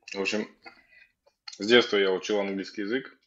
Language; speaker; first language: Russian; native; Russian